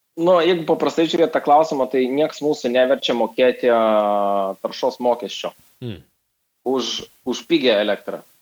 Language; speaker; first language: Lithuanian; non-native, local second language; Russian